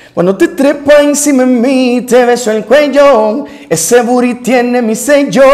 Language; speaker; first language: Spanish; native; Spanish